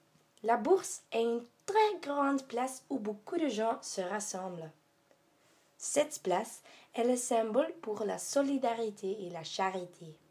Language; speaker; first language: French; non-native, learner; Dutch